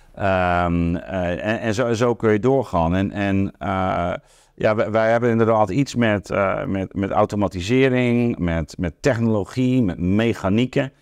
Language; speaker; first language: Dutch; native; Dutch